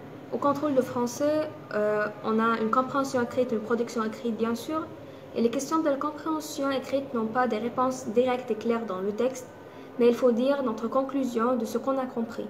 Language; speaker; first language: French; non-native, fluent; Arabic